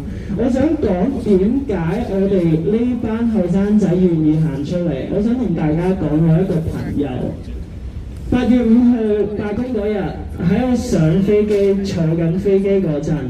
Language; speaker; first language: Cantonese; native; Cantonese